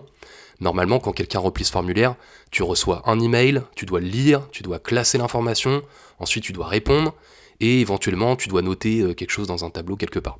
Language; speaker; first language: French; native; French